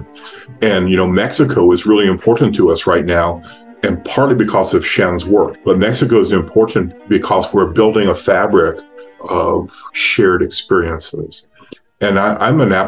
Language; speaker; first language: English; native; English